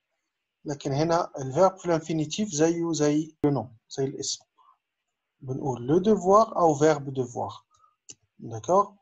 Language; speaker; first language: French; non-native, fluent; Arabic